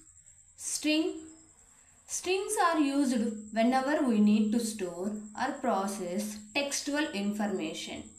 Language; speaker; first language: English; non-native, local second language; Telugu